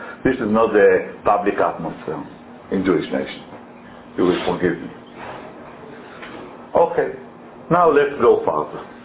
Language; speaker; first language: English; non-native, fluent; Hebrew